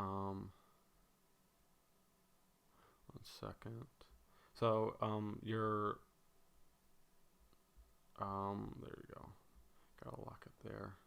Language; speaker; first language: English; native; English